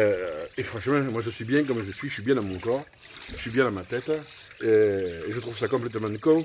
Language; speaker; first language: French; native; French